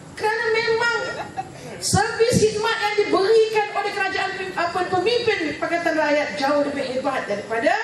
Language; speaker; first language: Malay; native; Malay